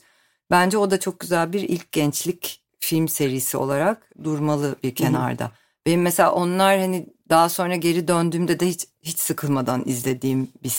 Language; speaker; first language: Turkish; native; Turkish